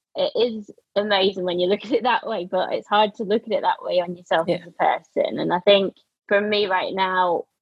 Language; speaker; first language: English; native; English